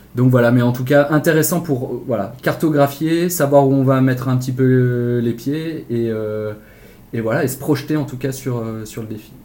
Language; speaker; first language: French; native; French